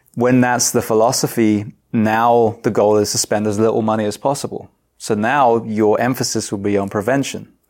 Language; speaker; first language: English; native; English